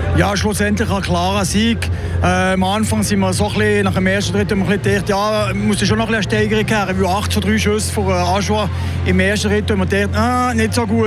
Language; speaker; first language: German; native; German